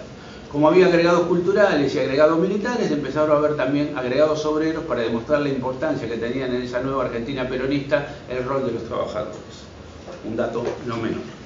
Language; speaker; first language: Spanish; native; Spanish